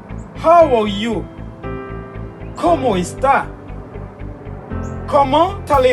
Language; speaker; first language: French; non-native, local second language; Haitian Creole